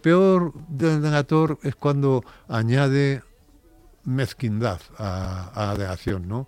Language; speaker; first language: Spanish; native; Spanish